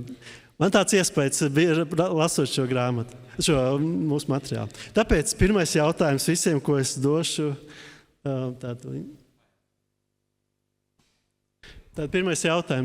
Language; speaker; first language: Latvian; native; Latvian